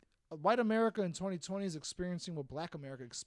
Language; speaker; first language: English; native; English